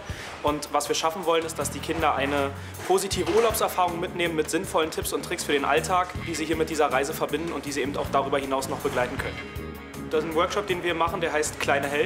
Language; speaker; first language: German; native; German